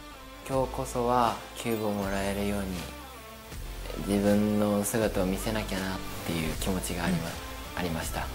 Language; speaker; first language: Japanese; native; Japanese